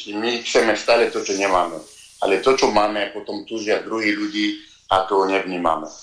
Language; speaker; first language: Slovak; non-native, fluent; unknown